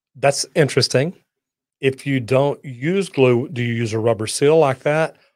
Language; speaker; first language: English; native; English